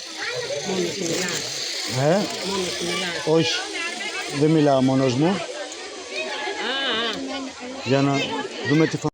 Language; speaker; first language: Greek; non-native, fluent; Armenian